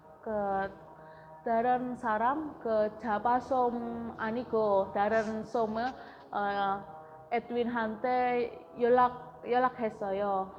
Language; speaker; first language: Korean; non-native, learner; Indonesian